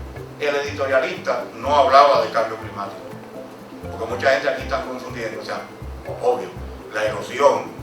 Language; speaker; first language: Spanish; native; Spanish